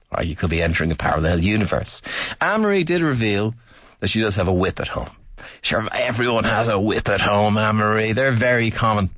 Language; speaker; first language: English; native; English